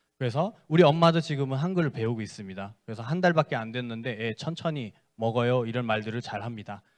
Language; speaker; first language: Korean; non-native, fluent; Nepali